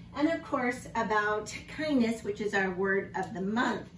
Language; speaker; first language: English; native; English